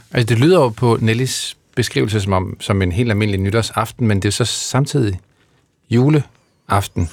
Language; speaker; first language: Danish; native; Danish